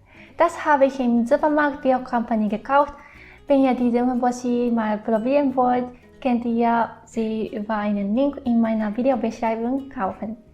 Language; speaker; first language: German; non-native, fluent; Japanese